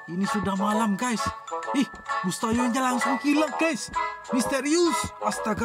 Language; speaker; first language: Indonesian; native; Indonesian